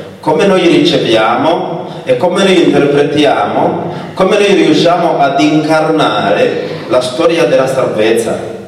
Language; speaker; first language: Italian; non-native, fluent; Rundi